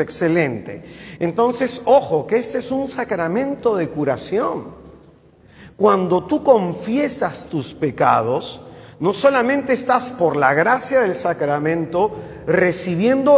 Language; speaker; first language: Spanish; native; Spanish